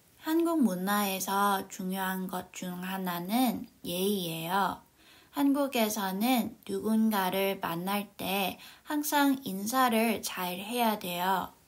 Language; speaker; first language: Korean; non-native, fluent; Cantonese